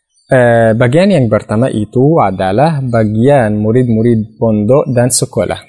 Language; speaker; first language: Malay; non-native, fluent; Arabic